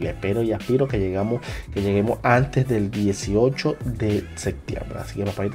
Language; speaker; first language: Spanish; native; Spanish